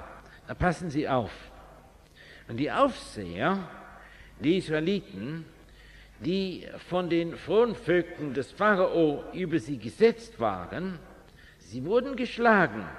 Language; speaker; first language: German; non-native, fluent; English